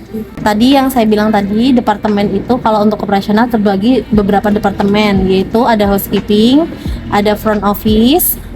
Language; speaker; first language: Indonesian; native; Indonesian